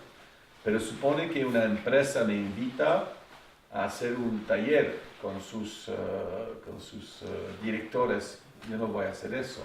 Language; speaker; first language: Spanish; non-native, fluent; French